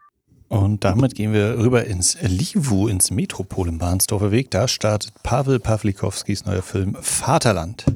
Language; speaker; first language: German; native; German